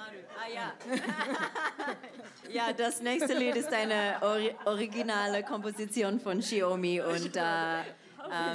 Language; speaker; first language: German; non-native, learner; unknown